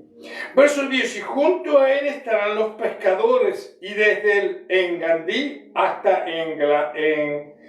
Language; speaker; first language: Spanish; native; Spanish